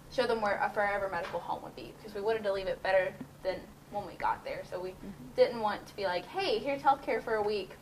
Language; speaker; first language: English; native; English